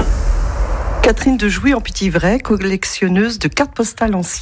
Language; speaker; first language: French; native; French